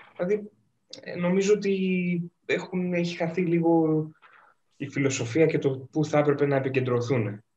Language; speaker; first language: Greek; native; Greek